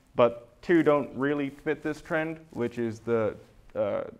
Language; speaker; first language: English; native; English